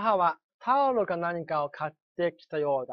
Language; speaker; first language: Japanese; non-native, fluent; Chinese